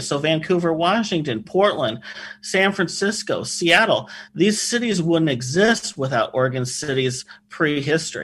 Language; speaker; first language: English; native; English